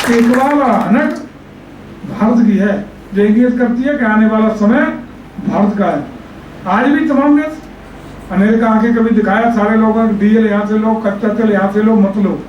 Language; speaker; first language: Hindi; native; Hindi